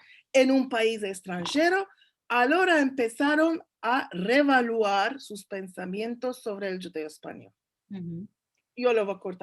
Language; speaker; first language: Spanish; early bilingual, heritage; Turkish